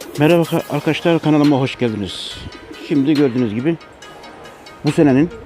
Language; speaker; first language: Turkish; native; Turkish